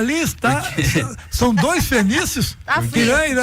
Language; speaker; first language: Portuguese; native; Portuguese